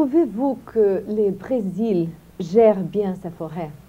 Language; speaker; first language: French; non-native, fluent; Portuguese